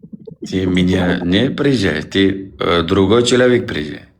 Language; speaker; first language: Russian; non-native, learner; Uzbek